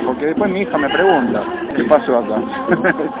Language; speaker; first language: Spanish; native; Spanish